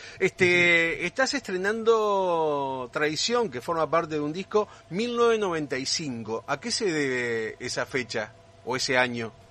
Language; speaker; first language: Spanish; native; Spanish